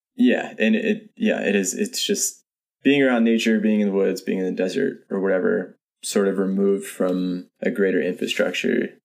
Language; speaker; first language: English; native; English